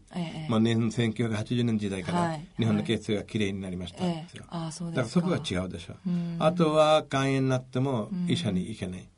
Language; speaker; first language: Japanese; non-native, fluent; Bangla